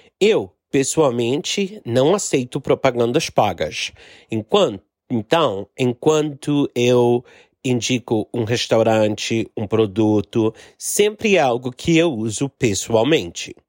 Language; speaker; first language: Portuguese; non-native, fluent; English